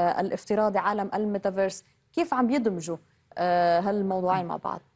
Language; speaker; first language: Arabic; native; Arabic